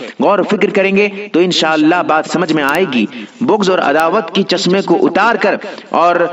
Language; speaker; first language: Urdu; native; Urdu